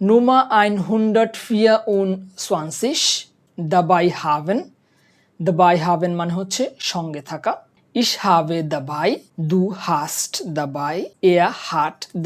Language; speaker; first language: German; non-native, fluent; Bangla